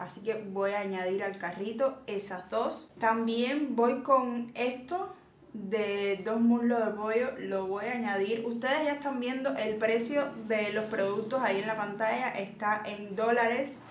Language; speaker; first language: Spanish; native; Spanish